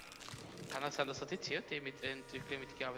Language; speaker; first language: German; native; German